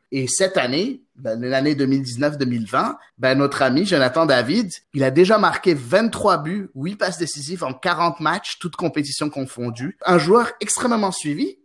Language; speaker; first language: French; non-native, local second language; Arabic